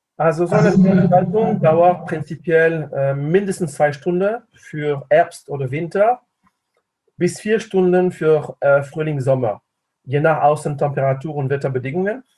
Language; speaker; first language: German; non-native, fluent; French